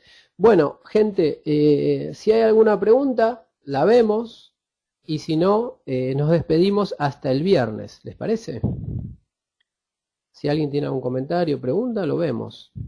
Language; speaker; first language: Spanish; native; Spanish